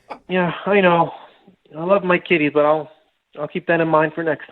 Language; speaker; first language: English; native; English